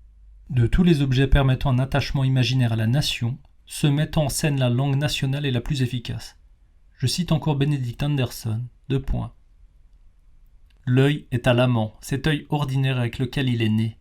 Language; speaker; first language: French; native; French